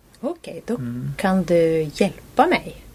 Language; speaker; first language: Swedish; non-native, learner; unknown